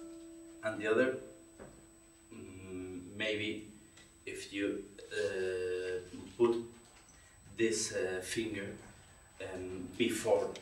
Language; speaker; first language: English; non-native, learner; Spanish